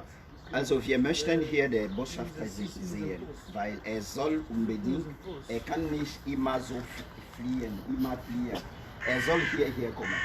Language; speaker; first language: German; non-native, learner; French